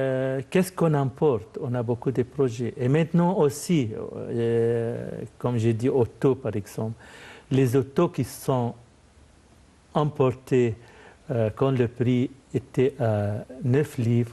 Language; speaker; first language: French; non-native, fluent; Arabic